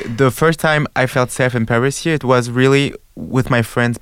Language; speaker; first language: English; non-native, fluent; French